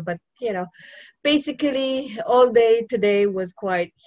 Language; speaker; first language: English; non-native, local second language; Cebuano